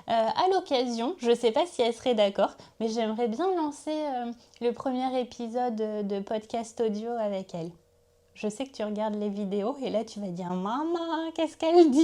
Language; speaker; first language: French; native; French